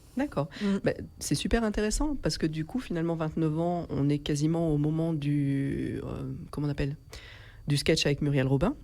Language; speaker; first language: French; native; French